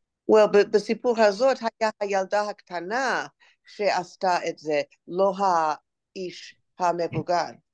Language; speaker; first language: Hebrew; non-native, learner; English